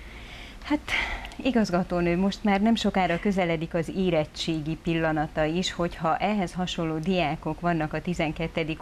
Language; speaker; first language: Hungarian; native; Hungarian